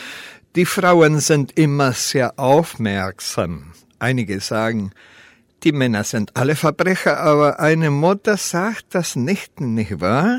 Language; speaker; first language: German; early bilingual, heritage; Spanish